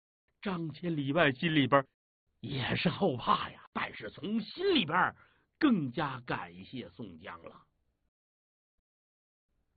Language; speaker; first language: Chinese; native; Chinese